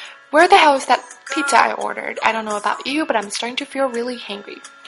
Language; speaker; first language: English; non-native, fluent; Chinese